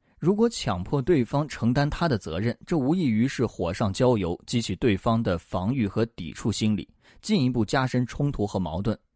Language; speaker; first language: Chinese; native; Chinese